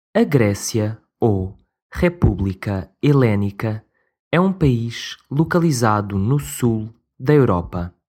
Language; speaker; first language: Portuguese; native; Portuguese